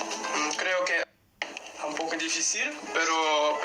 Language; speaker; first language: Spanish; non-native, learner; English